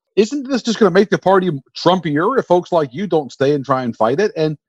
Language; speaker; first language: English; native; English